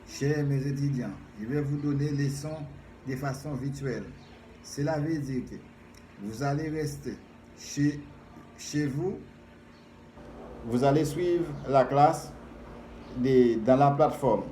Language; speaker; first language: French; non-native, fluent; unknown